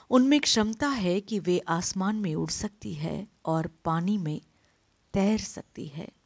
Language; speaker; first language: Hindi; non-native, local second language; Gujarati